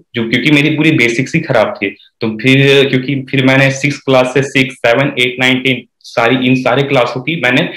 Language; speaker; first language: Hindi; native; Hindi